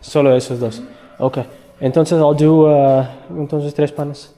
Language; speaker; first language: Spanish; non-native, learner; English